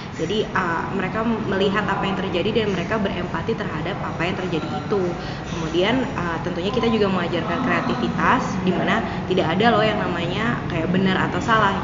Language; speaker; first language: Indonesian; native; Indonesian